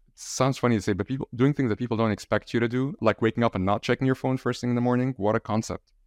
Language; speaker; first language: English; non-native, fluent; Arabic